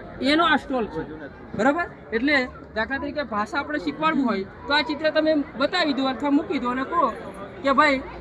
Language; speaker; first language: Gujarati; non-native, local second language; Rathawi